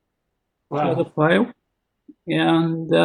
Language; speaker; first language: English; non-native, learner; Japanese